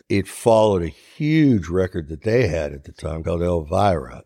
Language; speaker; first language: English; native; English